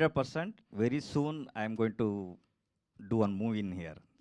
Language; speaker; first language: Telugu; non-native, learner; Kannada